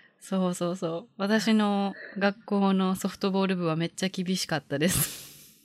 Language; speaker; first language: Japanese; native; Japanese